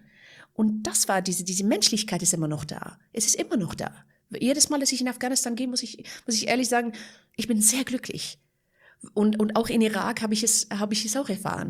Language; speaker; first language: German; non-native, fluent; Persian